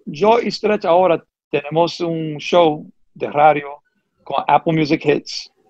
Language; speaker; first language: Spanish; early bilingual, heritage; Spanish